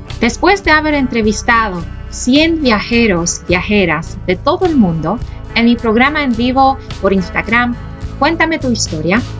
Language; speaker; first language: Spanish; non-native, fluent; Polish